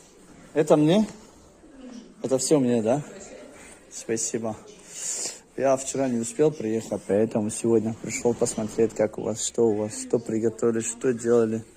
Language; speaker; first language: Russian; non-native, fluent; Tajik